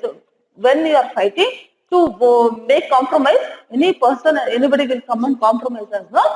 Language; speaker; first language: English; non-native, local second language; Hindi